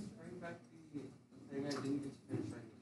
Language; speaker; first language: English; native; English